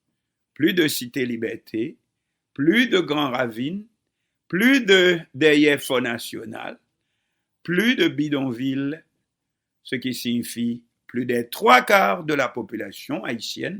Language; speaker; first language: French; non-native, local second language; Haitian Creole